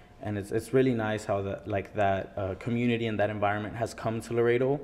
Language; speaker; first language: English; early bilingual, other home language; Spanish